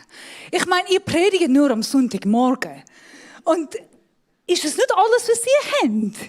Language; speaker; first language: German; non-native, fluent; Persian